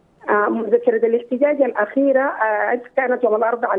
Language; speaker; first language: Arabic; native; Arabic